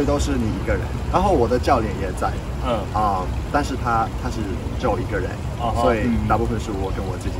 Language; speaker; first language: Chinese; non-native, fluent; English